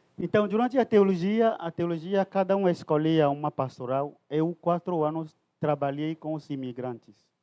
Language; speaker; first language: Portuguese; non-native, fluent; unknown